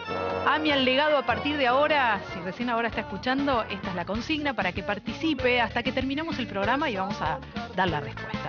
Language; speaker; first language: Spanish; native; Spanish